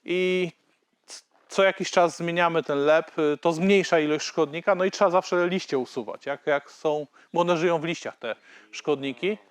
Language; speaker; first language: Polish; native; Polish